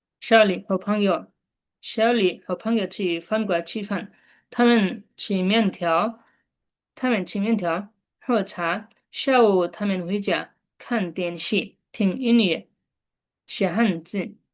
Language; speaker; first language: Chinese; non-native, fluent; Bangla